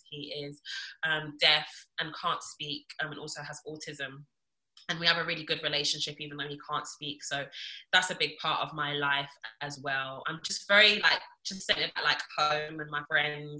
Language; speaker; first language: English; early bilingual, other home language; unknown